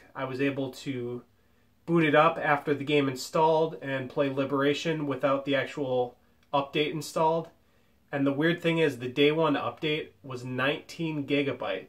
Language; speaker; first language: English; native; English